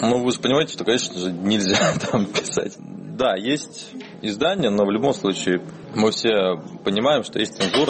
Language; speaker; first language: Russian; native; Russian